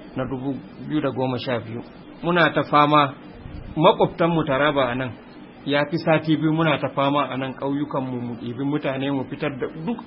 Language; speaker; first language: Hausa; native; Hausa